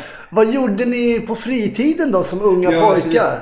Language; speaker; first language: Swedish; native; Swedish